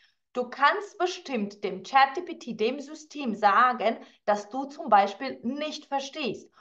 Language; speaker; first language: German; non-native, fluent; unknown